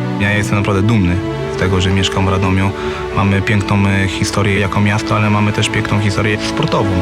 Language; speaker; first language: Polish; native; Polish